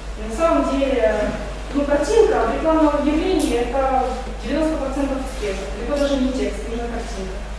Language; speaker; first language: Russian; native; Russian